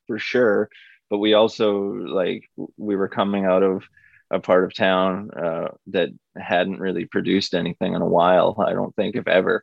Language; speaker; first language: English; native; English